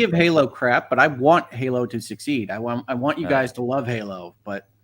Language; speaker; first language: English; native; English